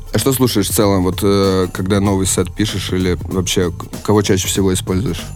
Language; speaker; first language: Russian; native; Russian